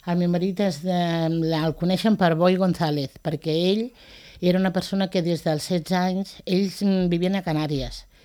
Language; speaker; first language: Catalan; non-native, local second language; Spanish